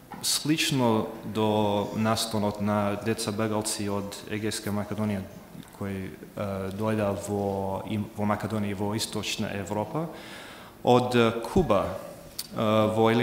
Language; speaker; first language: Macedonian; non-native, fluent; English